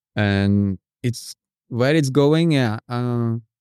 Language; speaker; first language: English; non-native, fluent; Czech